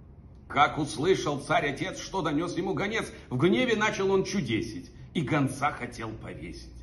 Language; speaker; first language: Russian; native; Russian